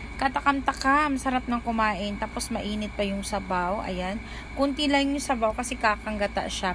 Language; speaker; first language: Filipino; non-native, local second language; Cebuano